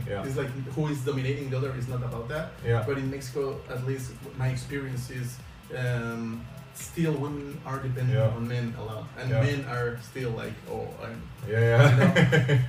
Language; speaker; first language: English; non-native, fluent; Spanish